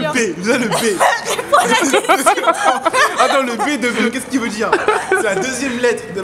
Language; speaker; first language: French; native; French